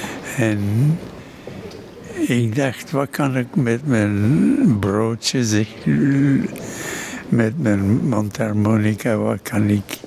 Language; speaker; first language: Dutch; non-native, local second language; French